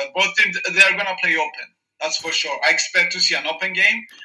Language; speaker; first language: English; non-native, fluent; Greek